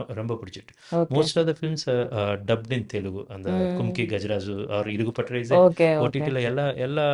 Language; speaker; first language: Tamil; non-native, learner; Telugu